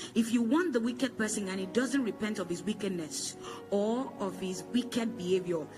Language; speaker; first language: English; non-native, local second language; Igbo